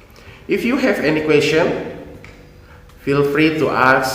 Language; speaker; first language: English; non-native, fluent; Indonesian